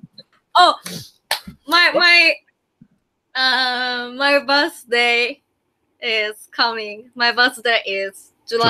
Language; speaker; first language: English; non-native, learner; Japanese